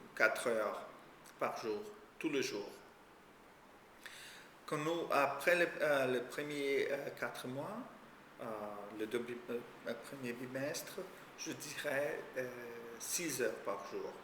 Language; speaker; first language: French; non-native, fluent; Portuguese